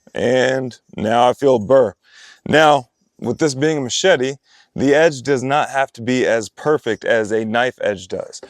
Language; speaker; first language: English; native; English